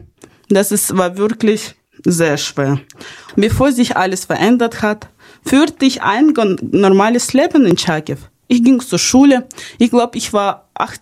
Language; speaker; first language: German; non-native, fluent; Ukrainian